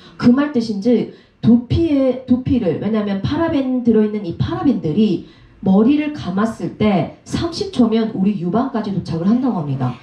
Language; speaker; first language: Korean; native; Korean